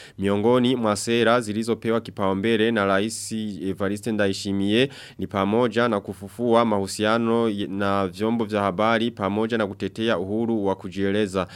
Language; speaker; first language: Swahili; non-native, local second language; Rundi